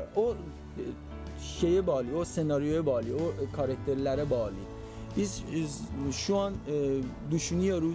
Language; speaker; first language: Turkish; non-native, fluent; Persian